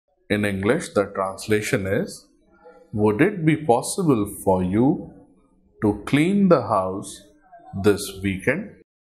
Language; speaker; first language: English; non-native, local second language; Hindi